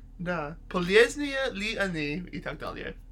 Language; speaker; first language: Russian; non-native, learner; English